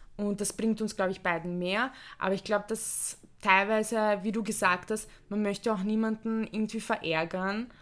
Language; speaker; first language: German; early bilingual, other home language; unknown